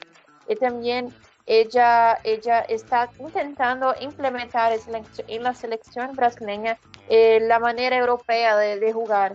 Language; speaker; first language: Spanish; non-native, fluent; Portuguese